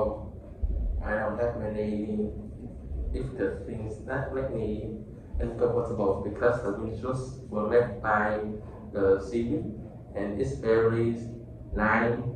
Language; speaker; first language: English; non-native, learner; Vietnamese